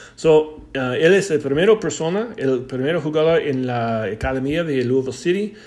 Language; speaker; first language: Spanish; non-native, learner; English